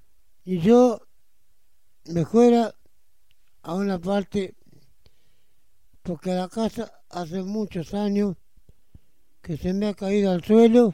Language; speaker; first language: Spanish; native; Spanish